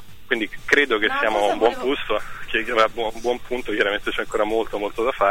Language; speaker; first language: Italian; native; Italian